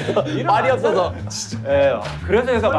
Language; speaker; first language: Korean; native; Korean